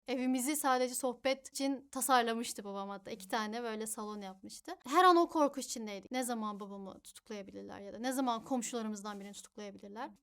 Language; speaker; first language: Turkish; early bilingual, other home language; Uyghur